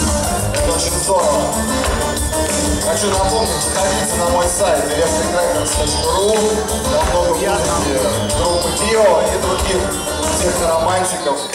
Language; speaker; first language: Russian; native; Russian